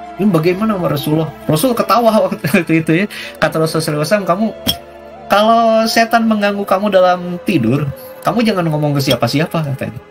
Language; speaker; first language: Indonesian; non-native, local second language; Sundanese